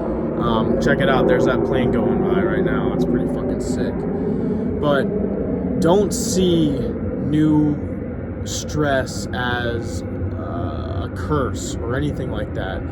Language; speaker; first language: English; native; English